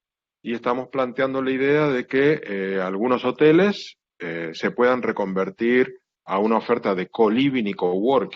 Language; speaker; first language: Spanish; native; Spanish